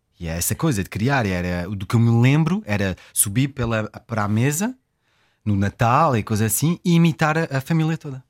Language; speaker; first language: Portuguese; early bilingual, heritage; French